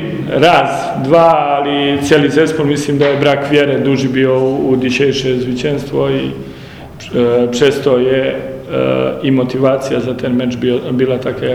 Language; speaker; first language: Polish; non-native, learner; Croatian